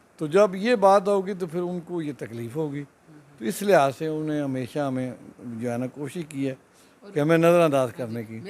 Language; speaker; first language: Urdu; non-native, local second language; Punjabi